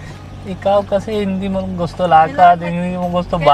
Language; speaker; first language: Filipino; non-native, learner; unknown